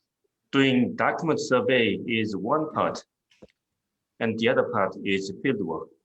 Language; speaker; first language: English; non-native, fluent; Korean